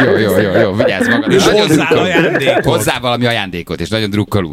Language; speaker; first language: Hungarian; native; Hungarian